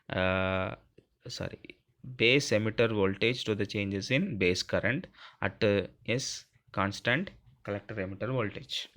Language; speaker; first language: English; non-native, local second language; Tamil